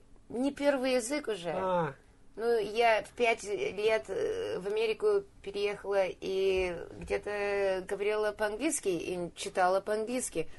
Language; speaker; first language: Russian; early bilingual, heritage; Russian